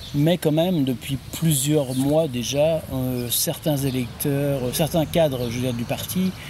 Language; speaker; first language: French; native; French